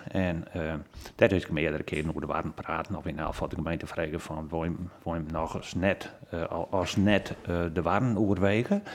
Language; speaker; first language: Dutch; non-native, local second language; Western Frisian